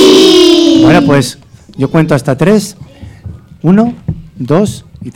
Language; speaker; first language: Spanish; native; Spanish